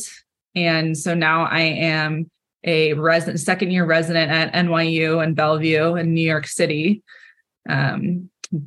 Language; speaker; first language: English; native; English